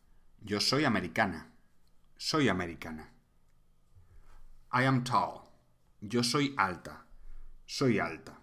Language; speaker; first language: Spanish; non-native, fluent; English